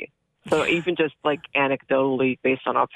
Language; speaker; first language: English; early bilingual, other home language; Hebrew